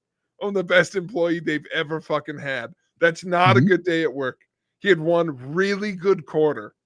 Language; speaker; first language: English; native; English